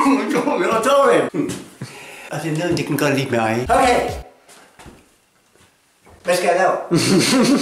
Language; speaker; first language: Danish; non-native, fluent; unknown